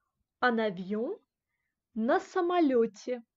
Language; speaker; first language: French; non-native, fluent; Russian